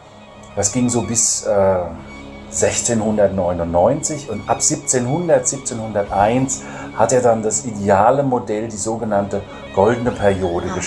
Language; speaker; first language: German; native; German